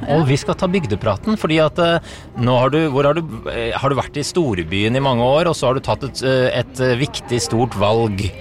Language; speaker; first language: Norwegian; native; Norwegian